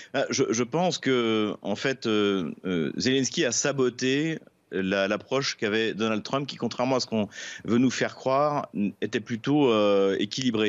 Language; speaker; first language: French; native; French